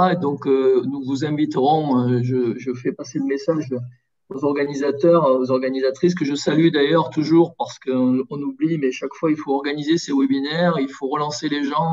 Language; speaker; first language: French; native; French